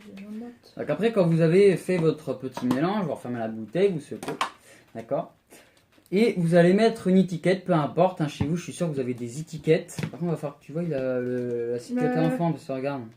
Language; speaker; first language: French; native; French